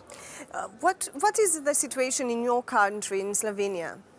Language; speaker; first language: English; non-native, fluent; Romanian